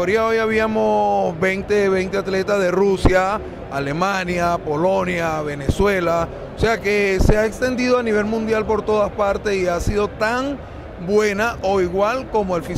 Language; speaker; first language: Spanish; native; Spanish